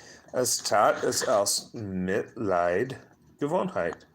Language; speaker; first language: German; non-native, learner; English